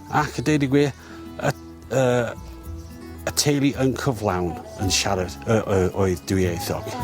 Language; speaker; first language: Welsh; non-native, learner; English